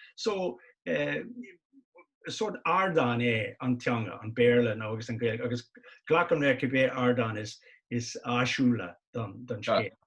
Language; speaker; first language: Irish; non-native, local second language; English